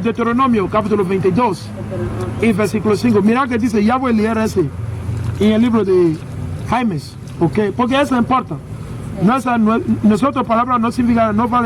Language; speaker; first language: Spanish; non-native, learner; English